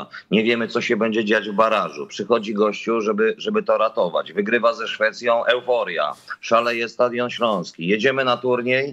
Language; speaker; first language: Polish; native; Polish